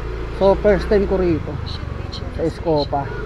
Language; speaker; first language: Filipino; native; Filipino